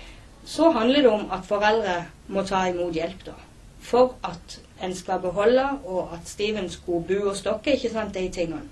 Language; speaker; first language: Norwegian; native; Norwegian